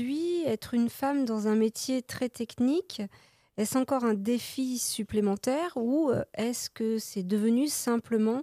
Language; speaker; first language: French; native; French